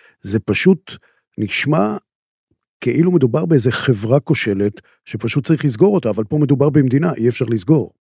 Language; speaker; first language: Hebrew; native; Hebrew